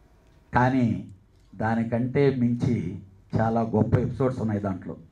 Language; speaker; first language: Telugu; native; Telugu